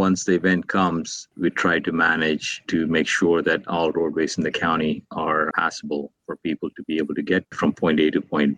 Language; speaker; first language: English; non-native, local second language; Telugu